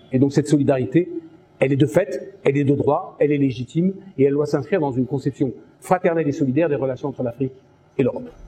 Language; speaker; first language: French; native; French